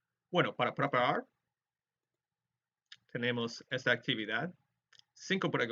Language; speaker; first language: Spanish; non-native, fluent; English